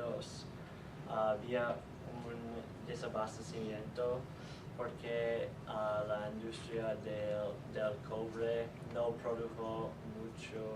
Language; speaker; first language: Spanish; non-native, learner; English